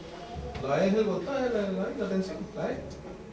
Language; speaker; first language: Spanish; native; Spanish